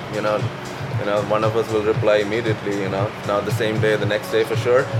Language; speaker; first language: English; non-native, local second language; Malayalam